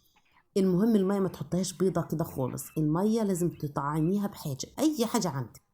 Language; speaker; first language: Arabic; native; Arabic